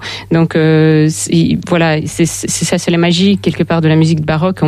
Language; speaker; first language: French; non-native, fluent; Russian